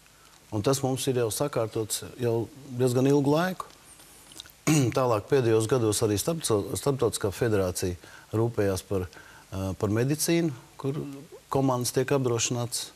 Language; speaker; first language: Latvian; native; Latvian